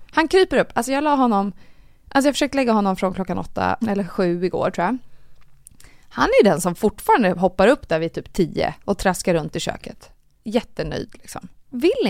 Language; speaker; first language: Swedish; native; Swedish